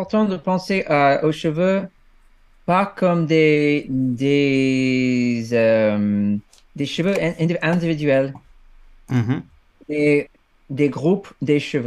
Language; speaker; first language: French; non-native, fluent; English